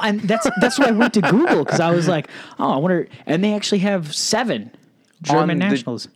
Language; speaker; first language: English; native; English